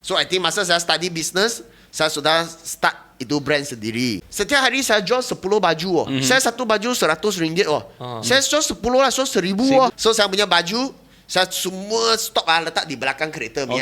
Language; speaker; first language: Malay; non-native, local second language; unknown